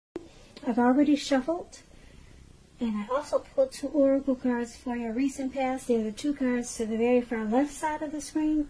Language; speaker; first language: English; native; English